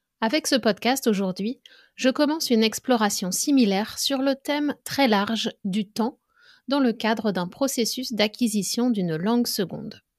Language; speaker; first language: French; native; French